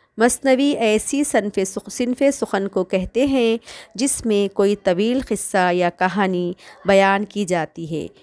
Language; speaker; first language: Urdu; native; Urdu